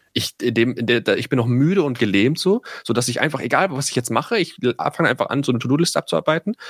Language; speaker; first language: German; native; German